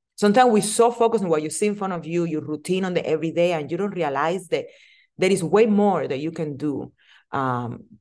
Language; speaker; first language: English; non-native, fluent; Spanish